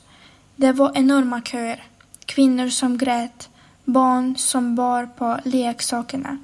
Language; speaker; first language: Swedish; non-native, fluent; Ukrainian